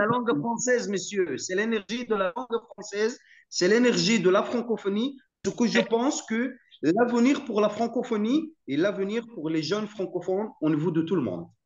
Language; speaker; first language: French; non-native, fluent; Arabic